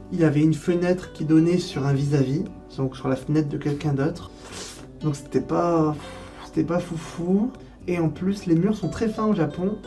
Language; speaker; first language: French; native; French